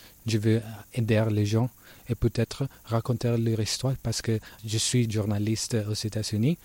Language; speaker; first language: French; non-native, learner; Spanish